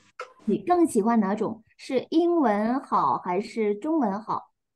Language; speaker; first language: Chinese; non-native, fluent; Vietnamese